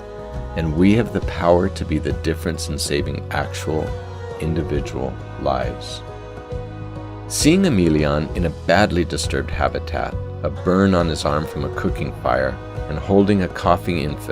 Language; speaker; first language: English; native; English